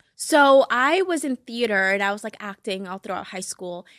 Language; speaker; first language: English; early bilingual, other home language; Kabuverdianu